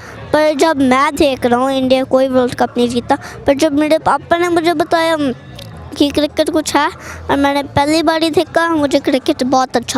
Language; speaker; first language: Hindi; early bilingual, heritage; Hindi